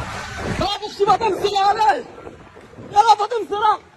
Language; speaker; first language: Arabic; native; Arabic